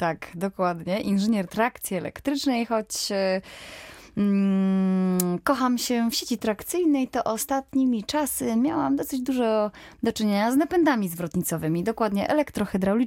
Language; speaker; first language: Polish; native; Polish